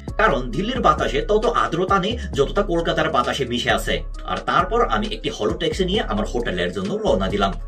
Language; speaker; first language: Bangla; non-native, fluent; Korean